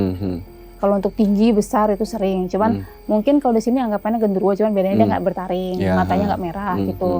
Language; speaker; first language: Indonesian; native; Indonesian